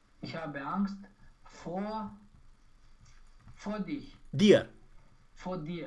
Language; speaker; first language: German; non-native, learner; Romanian